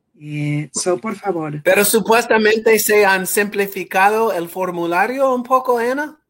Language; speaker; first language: Spanish; non-native, fluent; English